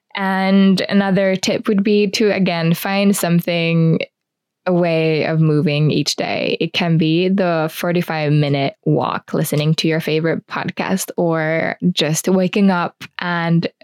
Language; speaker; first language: English; non-native, fluent; Finnish